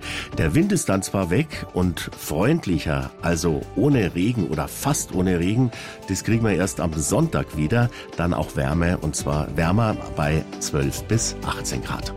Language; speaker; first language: German; native; German